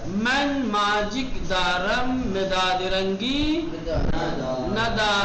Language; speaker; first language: Persian; non-native, fluent; Urdu